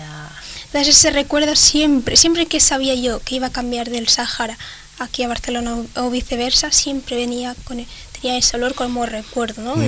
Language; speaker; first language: Spanish; early bilingual, other home language; Arabic